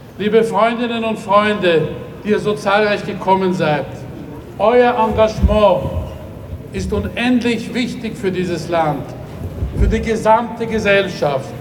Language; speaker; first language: German; native; German